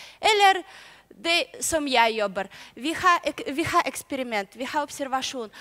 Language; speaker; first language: Swedish; non-native, learner; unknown